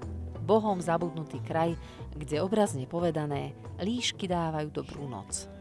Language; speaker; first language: Slovak; native; Slovak